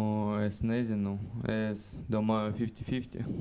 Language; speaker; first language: Latvian; non-native, learner; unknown